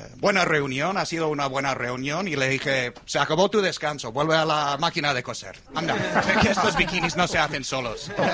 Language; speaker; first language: Spanish; non-native, fluent; English